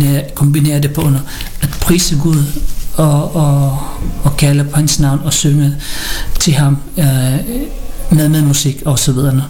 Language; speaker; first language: Danish; non-native, fluent; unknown